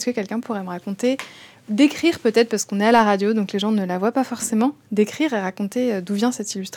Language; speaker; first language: French; native; French